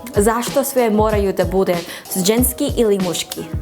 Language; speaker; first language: Croatian; non-native, learner; English